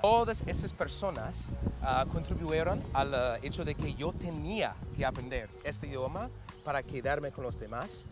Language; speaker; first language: Spanish; non-native, fluent; English